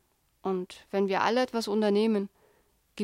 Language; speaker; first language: German; native; German